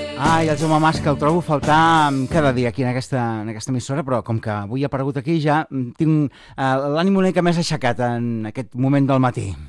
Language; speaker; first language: Catalan; native; Catalan